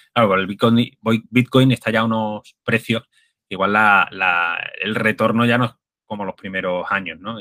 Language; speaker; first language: Spanish; native; Spanish